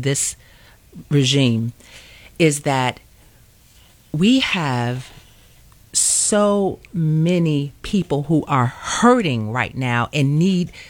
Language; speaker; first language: English; native; English